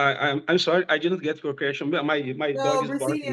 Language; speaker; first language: English; non-native, fluent; Portuguese